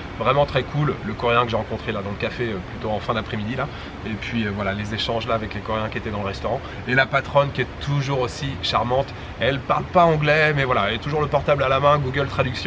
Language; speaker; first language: French; native; French